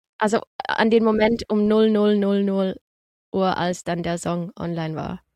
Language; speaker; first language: German; early bilingual, other home language; Portuguese